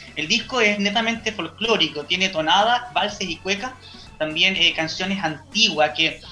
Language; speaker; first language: Spanish; native; Spanish